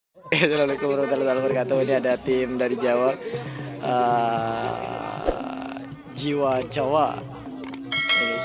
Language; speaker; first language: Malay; non-native, local second language; Madurese